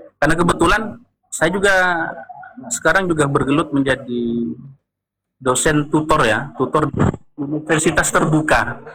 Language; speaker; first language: Indonesian; non-native, local second language; Madurese